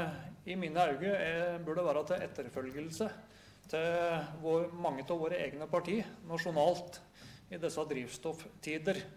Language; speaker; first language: Norwegian; native; Norwegian